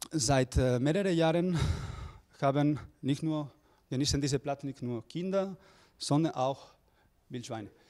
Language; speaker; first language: German; non-native, fluent; Spanish